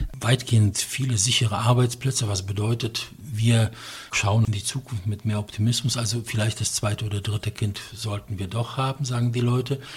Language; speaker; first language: German; non-native, fluent; Polish